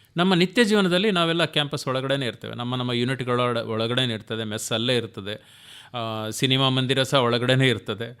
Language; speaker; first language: Kannada; non-native, local second language; Tulu